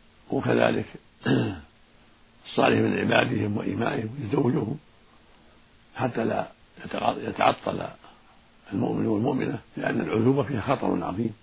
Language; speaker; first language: Arabic; native; Arabic